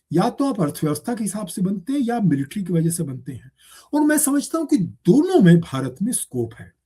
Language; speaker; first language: Hindi; native; Hindi